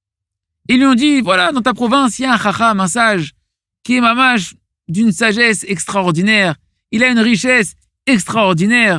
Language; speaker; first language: French; native; French